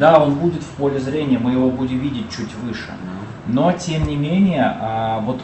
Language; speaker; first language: Russian; native; Russian